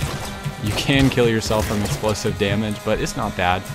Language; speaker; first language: English; native; English